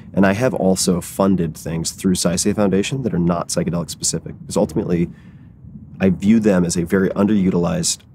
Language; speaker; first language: English; native; English